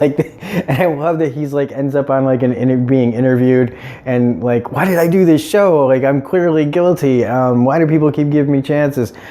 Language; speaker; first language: English; native; English